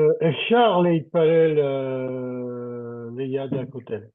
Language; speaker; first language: Hebrew; non-native, learner; French